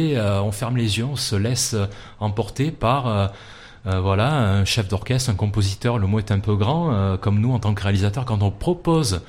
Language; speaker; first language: French; native; French